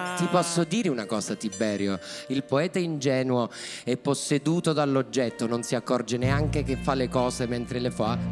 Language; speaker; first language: Italian; native; Italian